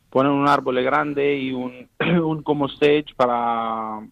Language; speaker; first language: Spanish; non-native, learner; Arabic